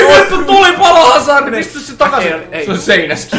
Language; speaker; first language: Finnish; native; Finnish